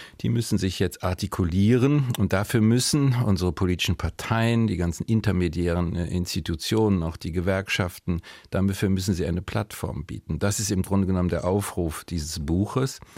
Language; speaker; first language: German; native; German